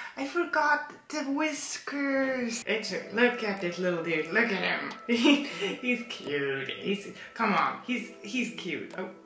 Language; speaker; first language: English; non-native, fluent; German